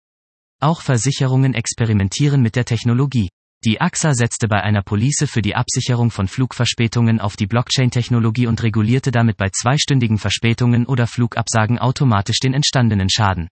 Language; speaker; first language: German; native; German